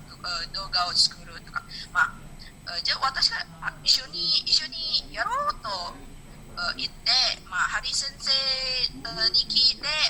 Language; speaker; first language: Japanese; non-native, learner; Indonesian